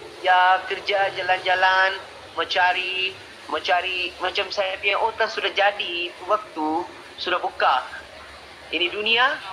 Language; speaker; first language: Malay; non-native, learner; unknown